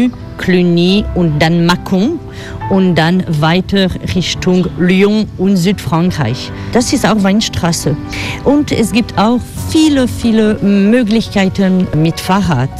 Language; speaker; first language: German; non-native, learner; French